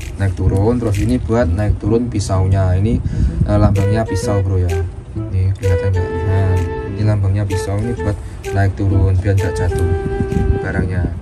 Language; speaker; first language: Indonesian; native; Indonesian